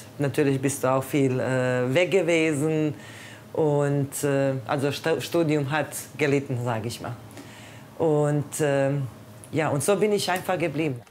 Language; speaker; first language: German; non-native, fluent; Croatian